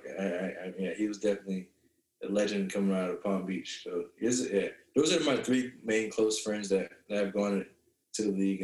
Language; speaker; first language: English; native; English